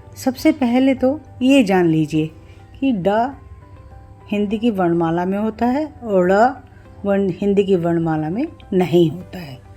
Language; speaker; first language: Hindi; native; Hindi